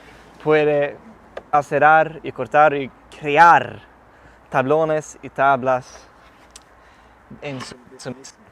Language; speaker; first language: Spanish; non-native, fluent; Swedish